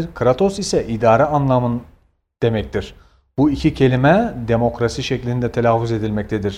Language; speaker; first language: Turkish; native; Turkish